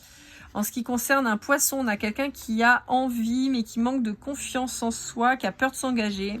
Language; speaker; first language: French; native; French